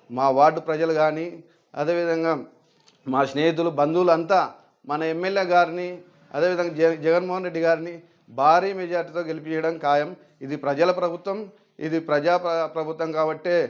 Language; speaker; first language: Telugu; native; Telugu